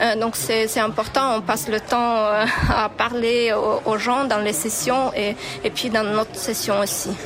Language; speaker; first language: French; non-native, fluent; Ukrainian